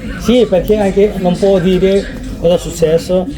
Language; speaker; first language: Italian; non-native, learner; Bangla